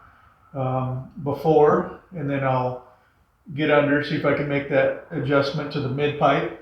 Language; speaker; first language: English; native; English